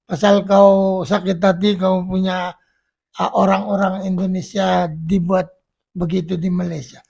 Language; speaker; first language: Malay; non-native, local second language; Filipino